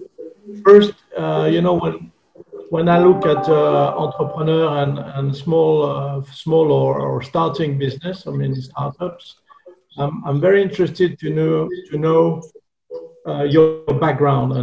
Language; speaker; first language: English; non-native, fluent; French